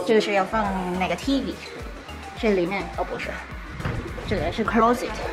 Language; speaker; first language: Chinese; non-native, learner; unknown